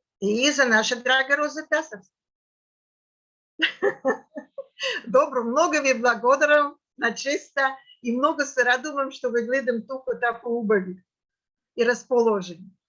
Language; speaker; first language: Macedonian; non-native, fluent; Russian